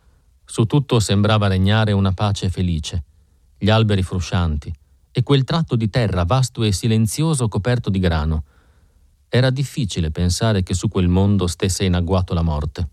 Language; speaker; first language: Italian; native; Italian